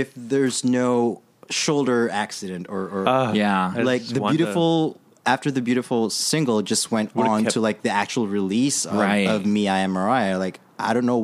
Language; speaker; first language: English; non-native, local second language; Filipino